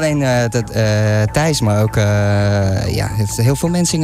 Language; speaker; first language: Dutch; native; Dutch